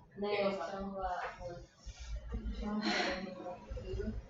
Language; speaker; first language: Korean; non-native, learner; Spanish